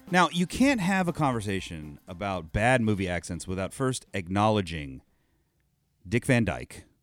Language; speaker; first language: English; native; English